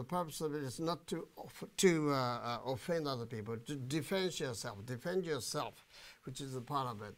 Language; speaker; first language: English; non-native, fluent; Japanese